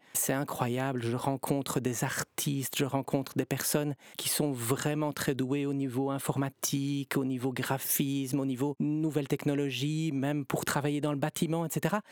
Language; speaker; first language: French; native; French